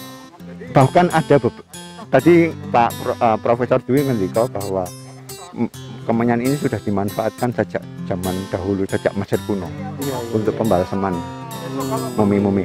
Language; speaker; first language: Indonesian; non-native, local second language; Javanese